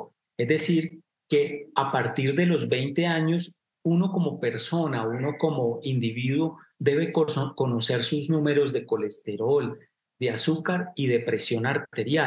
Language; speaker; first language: Spanish; native; Spanish